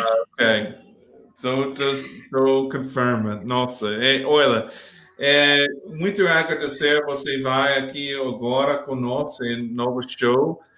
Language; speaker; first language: Portuguese; non-native, learner; English